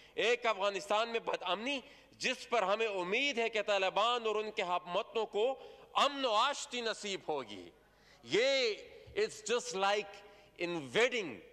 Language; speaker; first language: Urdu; non-native, local second language; Pashto